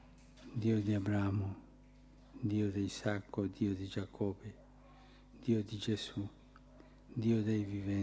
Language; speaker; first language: Italian; early bilingual, heritage; Spanish